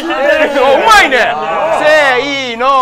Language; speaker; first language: Japanese; native; Japanese